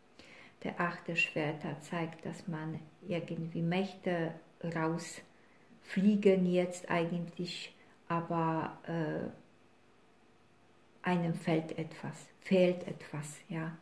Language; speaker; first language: German; non-native, fluent; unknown